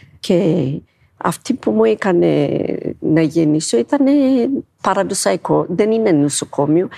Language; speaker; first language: Greek; non-native, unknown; Amharic